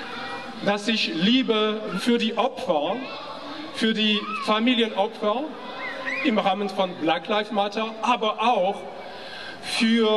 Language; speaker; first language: German; non-native, fluent; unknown